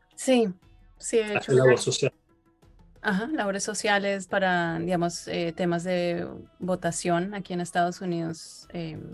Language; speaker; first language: Spanish; early bilingual, heritage; Spanish